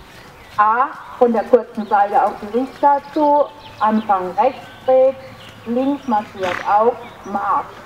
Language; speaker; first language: German; native; German